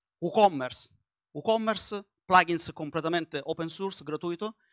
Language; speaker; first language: Spanish; non-native, learner; Italian